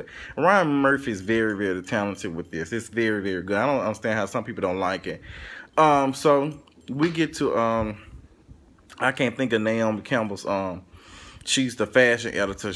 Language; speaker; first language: English; native; English